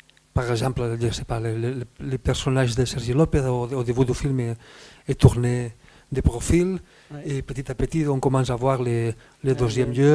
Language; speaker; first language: French; non-native, fluent; Spanish